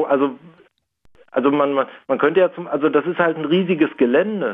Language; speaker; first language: German; native; German